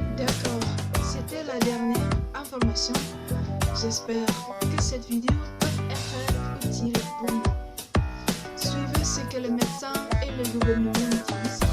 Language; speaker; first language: French; non-native, learner; Indonesian